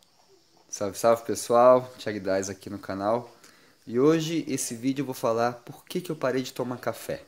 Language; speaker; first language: Portuguese; native; Portuguese